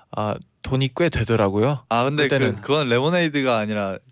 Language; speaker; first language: Korean; non-native, fluent; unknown